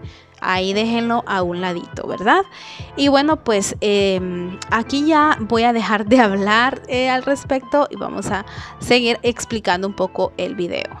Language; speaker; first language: Spanish; native; Spanish